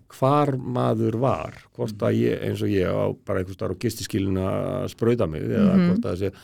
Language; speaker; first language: Icelandic; native; Icelandic